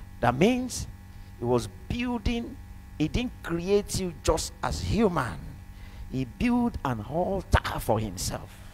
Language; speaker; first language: English; non-native, local second language; Yoruba